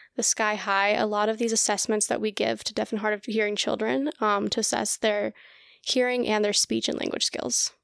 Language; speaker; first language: English; early bilingual, other home language; Russian